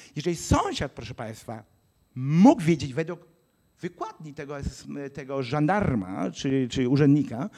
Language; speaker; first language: Polish; native; Polish